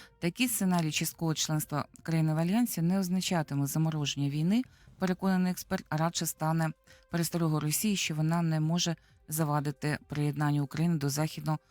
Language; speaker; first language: Ukrainian; native; Ukrainian